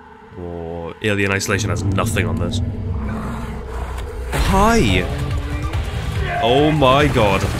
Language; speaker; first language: English; native; English